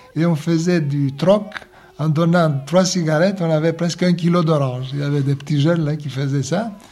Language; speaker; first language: French; non-native, fluent; Greek